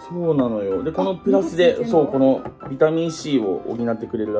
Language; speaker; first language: Japanese; native; Japanese